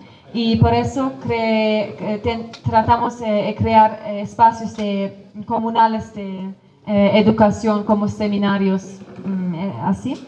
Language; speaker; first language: Spanish; non-native, fluent; Kurdish